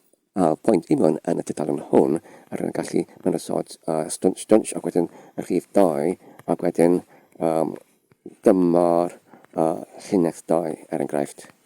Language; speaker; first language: Welsh; non-native, learner; English